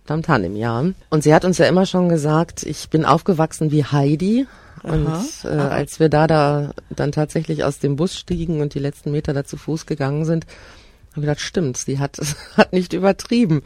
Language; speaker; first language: German; native; German